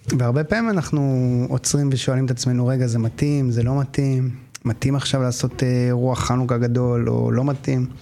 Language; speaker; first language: Hebrew; native; Hebrew